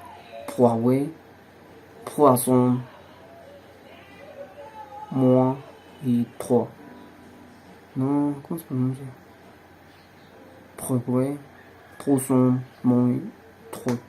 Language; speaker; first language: French; non-native, learner; Spanish